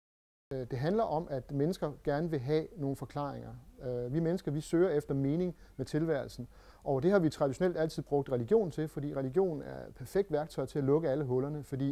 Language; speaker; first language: Danish; native; Danish